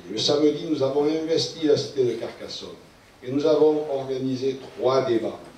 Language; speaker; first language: French; native; French